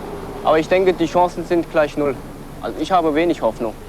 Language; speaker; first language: German; early bilingual, other home language; Korean